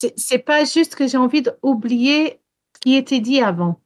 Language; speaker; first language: French; non-native, fluent; English